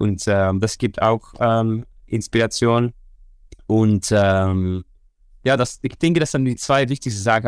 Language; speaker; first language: German; non-native, learner; Dutch